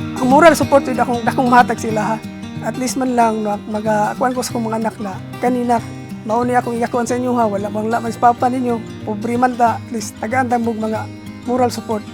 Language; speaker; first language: Cebuano; native; Cebuano